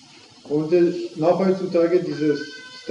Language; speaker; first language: German; non-native, fluent; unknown